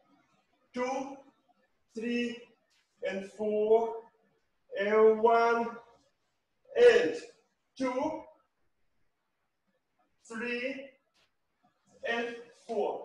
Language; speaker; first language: English; non-native, learner; Russian